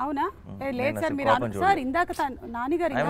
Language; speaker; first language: Telugu; native; Telugu